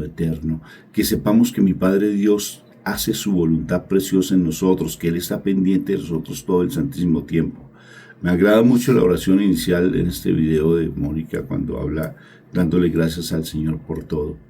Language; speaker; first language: Spanish; native; Spanish